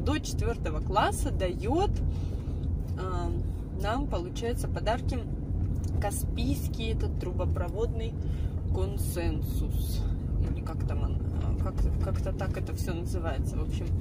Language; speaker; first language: Russian; native; Russian